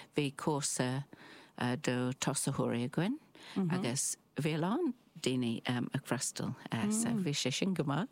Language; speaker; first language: Irish; non-native, fluent; English